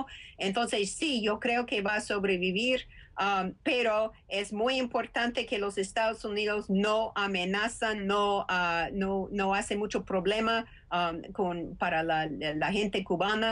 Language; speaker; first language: Spanish; non-native, fluent; English